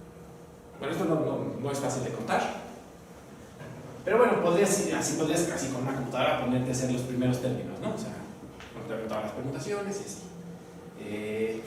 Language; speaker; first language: Spanish; native; Spanish